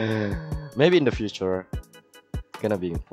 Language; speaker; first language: English; non-native, learner; Indonesian